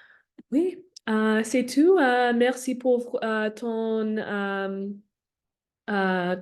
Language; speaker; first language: French; non-native, learner; English